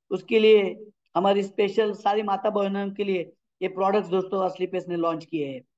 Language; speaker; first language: Hindi; non-native, local second language; Marathi